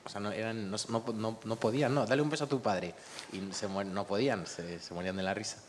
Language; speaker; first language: Spanish; native; Spanish